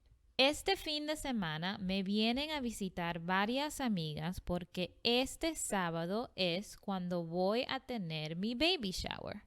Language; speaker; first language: Spanish; non-native, fluent; English